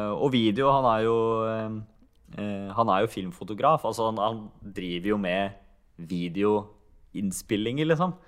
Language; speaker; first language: Norwegian; early bilingual, other home language; Hungarian